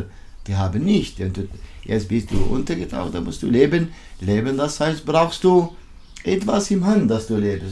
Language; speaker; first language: German; non-native, learner; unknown